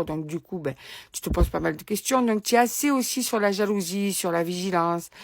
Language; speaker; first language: French; native; French